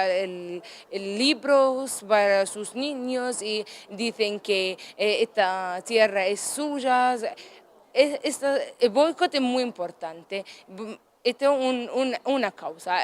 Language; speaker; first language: Spanish; non-native, learner; Arabic